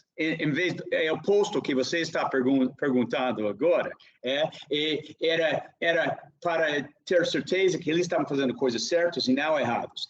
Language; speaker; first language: Portuguese; non-native, fluent; English